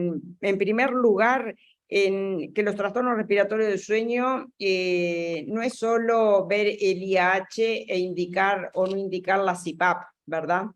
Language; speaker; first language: Spanish; native; Spanish